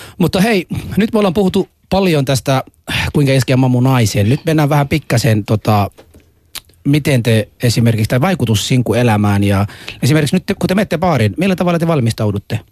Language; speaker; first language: Finnish; early bilingual, other home language; Somali